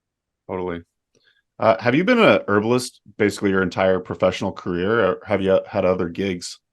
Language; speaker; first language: English; native; English